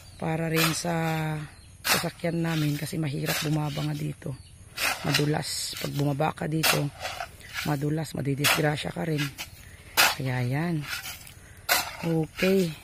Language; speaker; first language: Filipino; non-native, local second language; Iloko